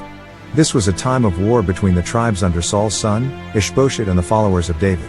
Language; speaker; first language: English; native; English